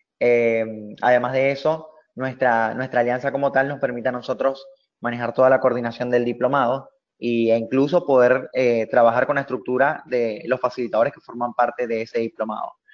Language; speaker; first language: Spanish; native; Spanish